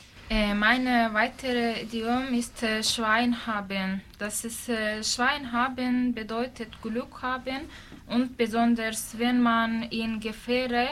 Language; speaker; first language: German; non-native, learner; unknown